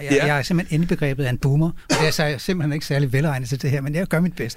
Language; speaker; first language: Danish; native; Danish